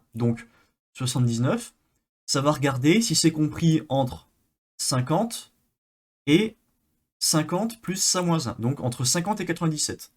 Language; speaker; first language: French; native; French